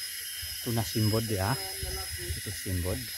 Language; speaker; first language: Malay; non-native, local second language; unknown